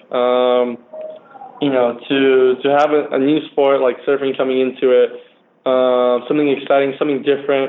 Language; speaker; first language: English; native; English